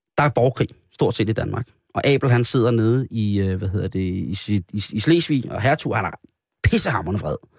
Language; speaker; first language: Danish; native; Danish